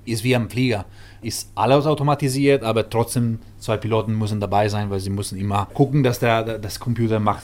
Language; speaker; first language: German; non-native, fluent; Italian